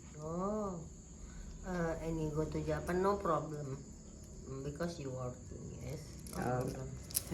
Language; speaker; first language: English; non-native, learner; Indonesian